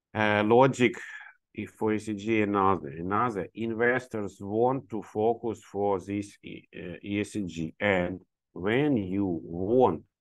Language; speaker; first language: English; non-native, learner; Ukrainian